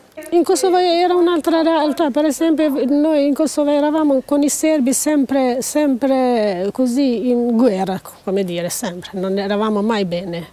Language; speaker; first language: Italian; non-native, learner; Albanian